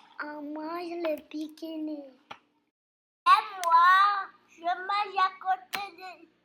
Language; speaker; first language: French; non-native, learner; Portuguese